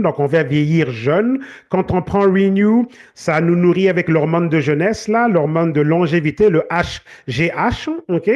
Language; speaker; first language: French; native; French